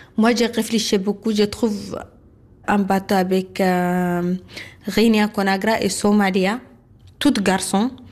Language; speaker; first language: French; non-native, learner; Arabic